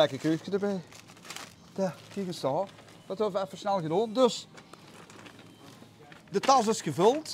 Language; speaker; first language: Dutch; native; Dutch